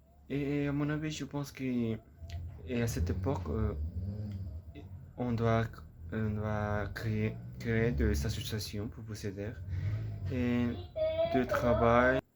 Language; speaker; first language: French; non-native, learner; Spanish